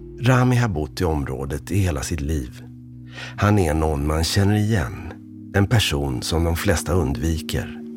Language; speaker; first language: Swedish; native; Swedish